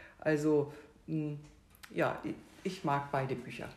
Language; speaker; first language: German; native; German